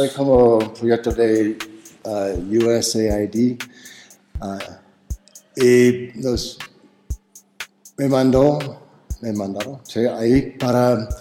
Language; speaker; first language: Spanish; non-native, fluent; English